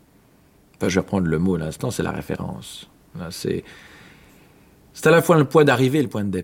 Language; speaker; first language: French; native; French